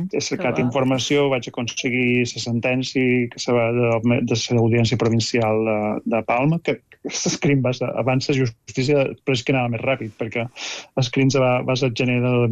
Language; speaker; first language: Catalan; native; Catalan